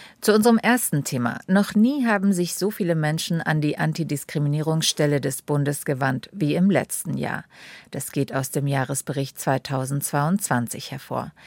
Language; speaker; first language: German; native; German